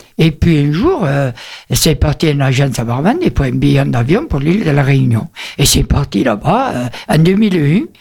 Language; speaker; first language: French; native; French